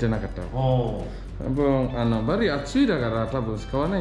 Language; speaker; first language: Japanese; non-native, learner; Indonesian